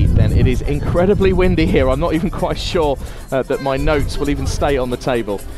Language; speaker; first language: English; native; English